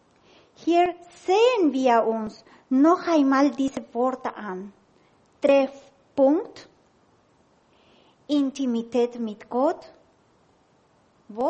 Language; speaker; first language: German; non-native, learner; Spanish